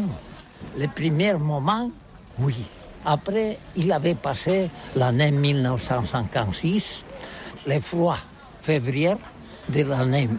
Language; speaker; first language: French; non-native, learner; Catalan